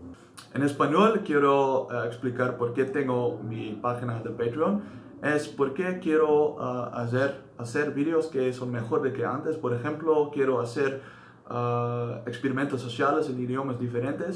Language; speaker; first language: Spanish; non-native, learner; Dutch